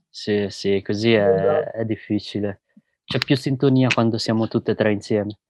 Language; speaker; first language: Italian; early bilingual, other home language; Filipino